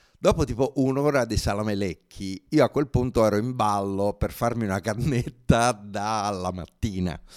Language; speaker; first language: Italian; native; Italian